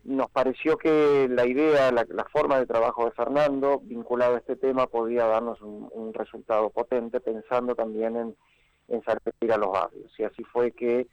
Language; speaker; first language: Spanish; native; Spanish